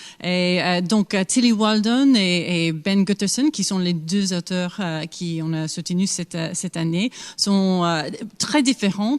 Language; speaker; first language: French; non-native, fluent; English